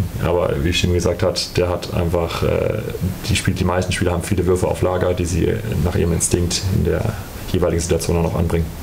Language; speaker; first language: German; native; German